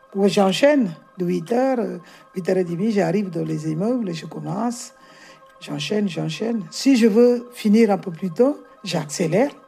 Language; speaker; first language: French; non-native, fluent; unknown